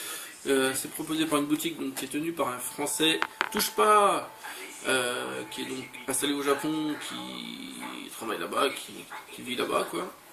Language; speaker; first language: French; native; French